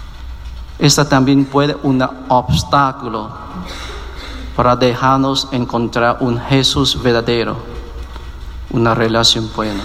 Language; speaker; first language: Spanish; non-native, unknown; Vietnamese